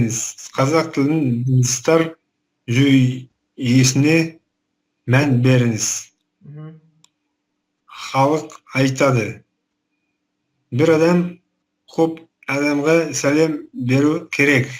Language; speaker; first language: Kazakh; non-native, local second language; Russian